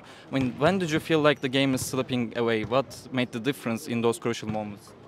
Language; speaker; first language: English; non-native, fluent; Turkish